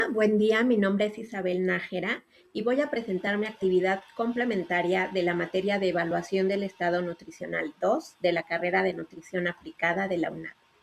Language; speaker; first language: Spanish; native; Spanish